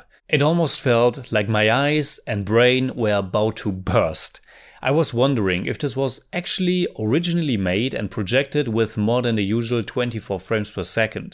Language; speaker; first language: English; non-native, fluent; German